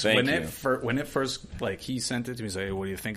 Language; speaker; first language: English; native; English